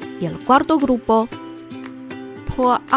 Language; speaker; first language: Spanish; non-native, fluent; Chinese